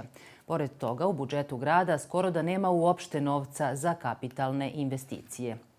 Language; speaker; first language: Serbian; native; Serbian